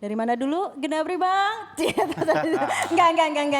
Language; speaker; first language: Indonesian; native; Indonesian